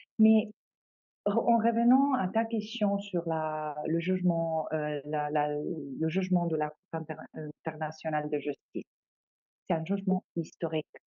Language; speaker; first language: French; non-native, fluent; Italian